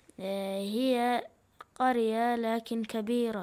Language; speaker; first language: Arabic; early bilingual, other home language; Chechen